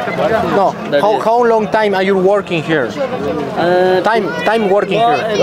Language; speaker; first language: English; non-native, learner; Spanish